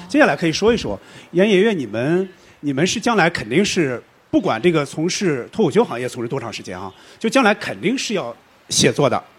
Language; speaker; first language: Chinese; native; Chinese